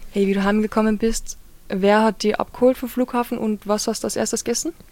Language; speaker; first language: German; native; German